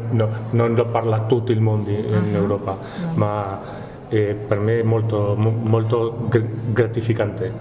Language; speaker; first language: Italian; non-native, learner; Spanish